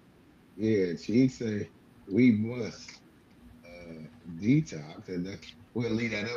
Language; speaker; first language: English; native; English